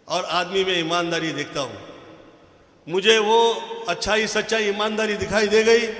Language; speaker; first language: Hindi; non-native, local second language; Marathi